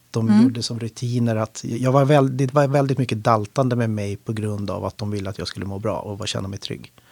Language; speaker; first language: Swedish; native; Swedish